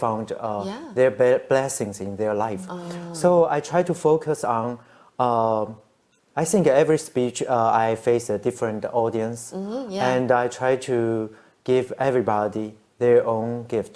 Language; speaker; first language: English; non-native, learner; Chinese